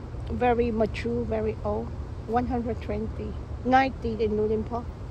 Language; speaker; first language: English; non-native, learner; Vietnamese